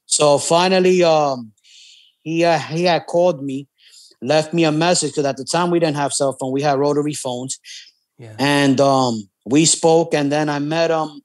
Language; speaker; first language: English; native; English